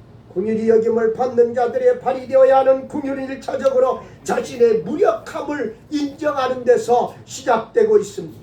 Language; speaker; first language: Korean; native; Korean